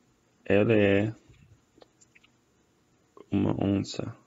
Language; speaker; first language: Portuguese; non-native, fluent; English